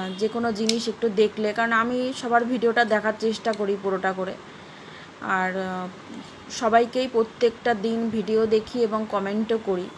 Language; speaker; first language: Bangla; native; Bangla